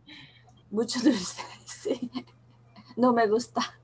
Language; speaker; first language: Spanish; non-native, learner; Korean